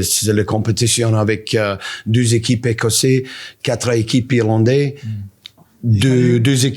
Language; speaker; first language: French; non-native, learner; English